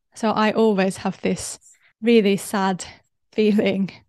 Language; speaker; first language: English; non-native, fluent; Japanese